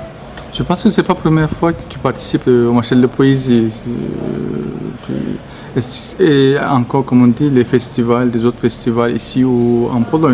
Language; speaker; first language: French; non-native, fluent; Turkish